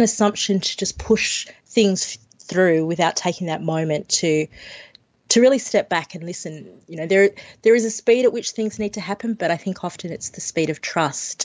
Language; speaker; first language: English; native; English